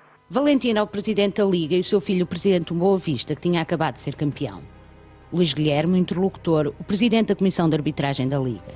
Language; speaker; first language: Portuguese; native; Portuguese